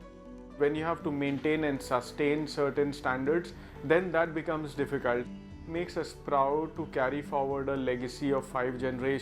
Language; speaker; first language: English; non-native, local second language; Hindi